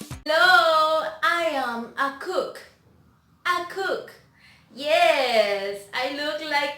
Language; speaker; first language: English; non-native, learner; Spanish